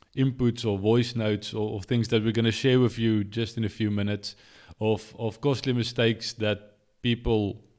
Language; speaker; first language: English; non-native, local second language; Afrikaans